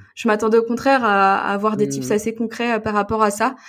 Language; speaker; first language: French; native; French